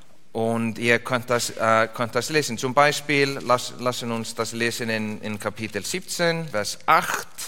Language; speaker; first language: German; non-native, learner; English